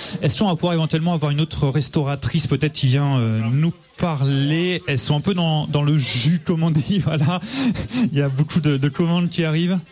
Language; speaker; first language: French; native; French